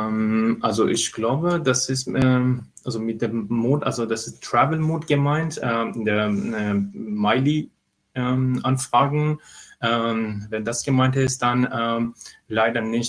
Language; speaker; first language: German; non-native, fluent; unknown